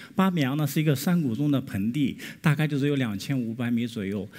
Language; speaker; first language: Chinese; native; Chinese